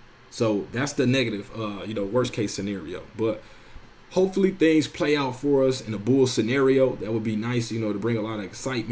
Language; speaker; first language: English; native; English